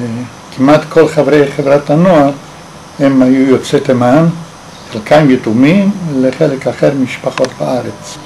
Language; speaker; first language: Hebrew; native; Hebrew